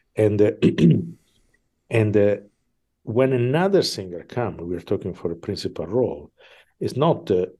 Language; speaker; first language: English; non-native, fluent; Italian